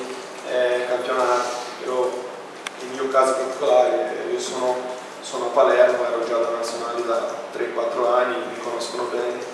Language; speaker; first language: Italian; non-native, fluent; Portuguese